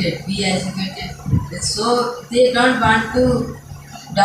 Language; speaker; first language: English; non-native, learner; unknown